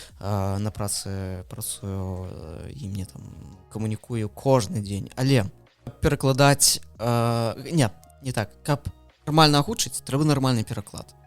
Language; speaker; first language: Belarusian; non-native, local second language; Russian